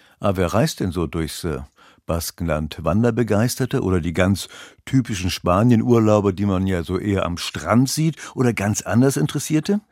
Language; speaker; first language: German; native; German